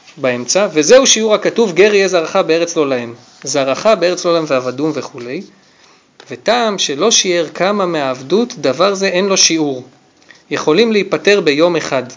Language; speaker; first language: Hebrew; native; Hebrew